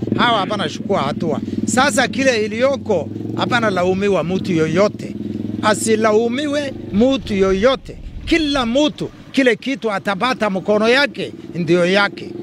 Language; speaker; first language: Swahili; non-native, local second language; Somali